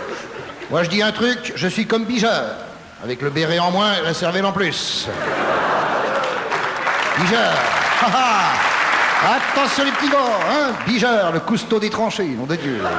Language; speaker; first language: French; native; French